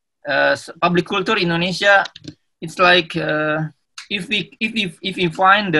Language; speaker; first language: English; non-native, learner; Indonesian